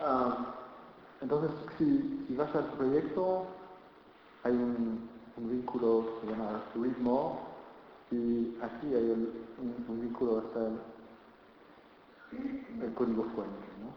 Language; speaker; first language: Spanish; non-native, fluent; French